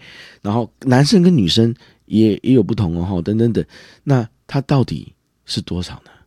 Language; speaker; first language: Chinese; native; Chinese